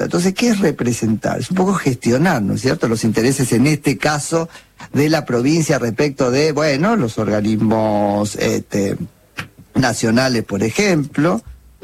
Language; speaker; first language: Spanish; native; Spanish